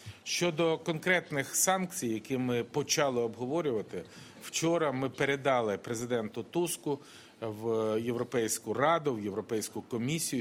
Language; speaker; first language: Ukrainian; non-native, local second language; Russian